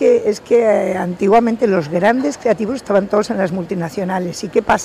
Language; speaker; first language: Spanish; native; Spanish